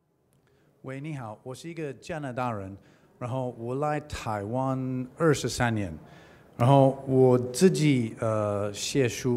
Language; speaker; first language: Chinese; non-native, learner; English